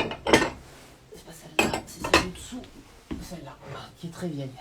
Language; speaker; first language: French; native; French